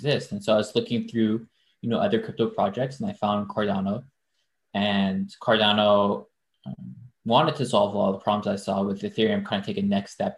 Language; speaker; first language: English; non-native, fluent; French